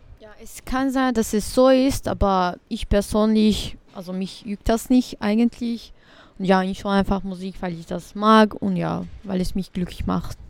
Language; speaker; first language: German; early bilingual, other home language; Bosnian